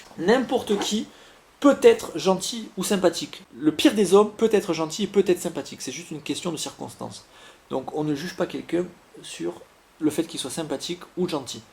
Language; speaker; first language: French; native; French